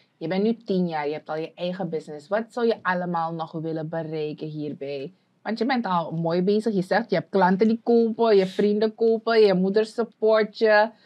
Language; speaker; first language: Dutch; native; Dutch